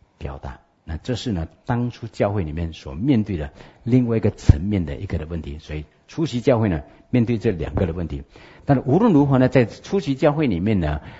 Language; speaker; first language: Chinese; native; Chinese